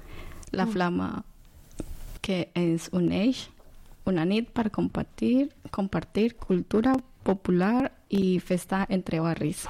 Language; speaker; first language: Catalan; non-native, learner; Spanish